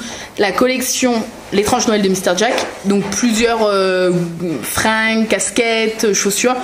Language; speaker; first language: French; native; French